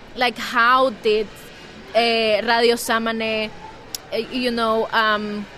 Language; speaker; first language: English; non-native, fluent; Spanish